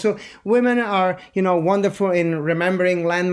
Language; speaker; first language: English; non-native, fluent; Italian